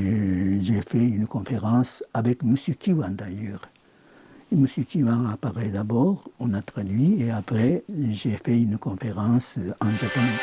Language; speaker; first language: French; non-native, fluent; Japanese